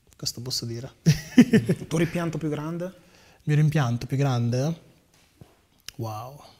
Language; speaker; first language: Italian; early bilingual, other home language; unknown